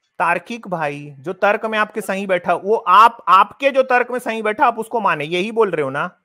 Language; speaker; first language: Hindi; native; Hindi